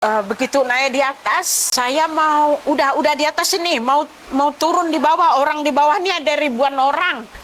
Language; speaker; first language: Indonesian; non-native, local second language; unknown